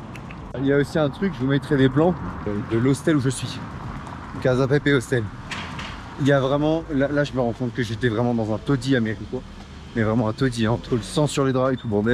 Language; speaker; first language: French; native; French